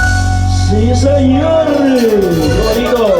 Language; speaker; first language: Spanish; native; Spanish